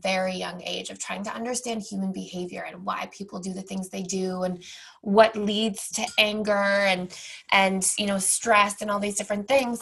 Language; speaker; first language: English; native; English